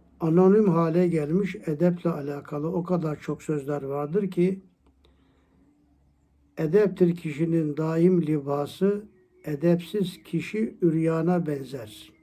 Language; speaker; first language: Turkish; native; Turkish